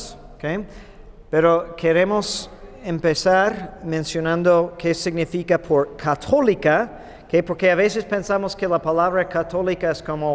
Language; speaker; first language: Spanish; non-native, fluent; English